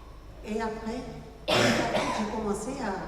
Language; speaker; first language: French; non-native, local second language; Arabic